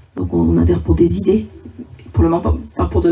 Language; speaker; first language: French; native; French